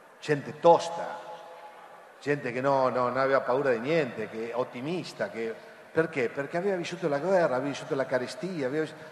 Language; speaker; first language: Italian; non-native, fluent; Spanish